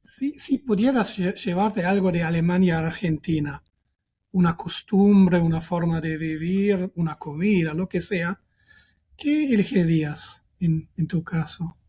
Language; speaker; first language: Spanish; non-native, fluent; German